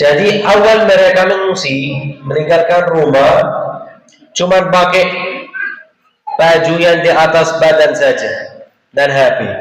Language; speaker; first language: Indonesian; non-native, fluent; Arabic